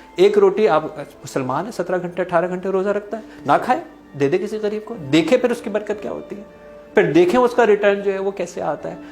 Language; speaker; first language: Urdu; native; Urdu